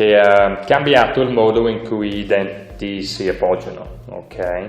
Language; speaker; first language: Italian; non-native, learner; English